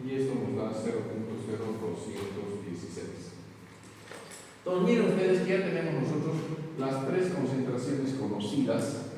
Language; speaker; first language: Spanish; native; Spanish